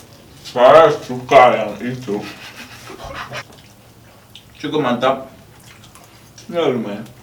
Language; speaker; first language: Indonesian; non-native, learner; English